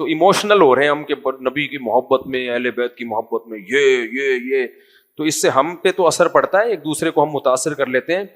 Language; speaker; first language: Urdu; native; Urdu